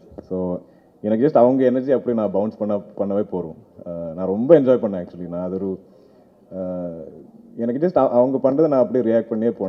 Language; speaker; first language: Tamil; non-native, local second language; Malayalam